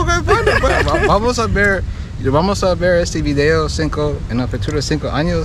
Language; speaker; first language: Spanish; non-native, learner; English